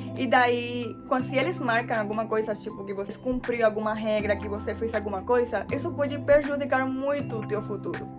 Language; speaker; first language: Portuguese; non-native, fluent; Spanish